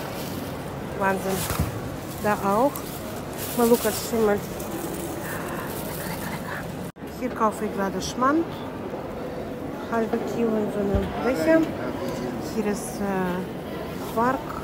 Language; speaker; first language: German; non-native, fluent; Latvian